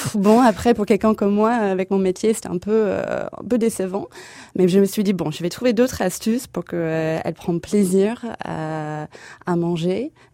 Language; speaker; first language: French; non-native, fluent; English